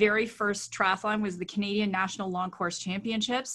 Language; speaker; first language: English; native; English